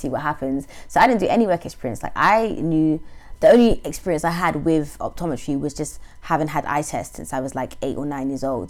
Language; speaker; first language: English; native; English